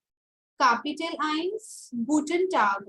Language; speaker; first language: German; non-native, fluent; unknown